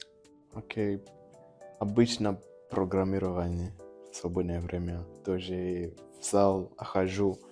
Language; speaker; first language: Russian; non-native, learner; Nyanja